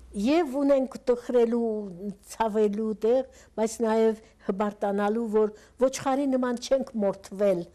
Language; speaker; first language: Armenian; early bilingual, heritage; Armenian